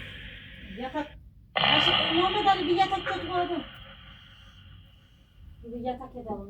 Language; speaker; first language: Turkish; native; Turkish